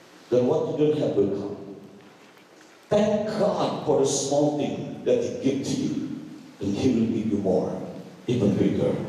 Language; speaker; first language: English; non-native, fluent; Indonesian